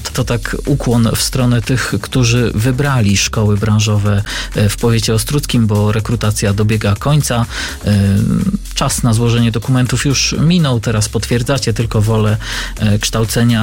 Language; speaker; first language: Polish; native; Polish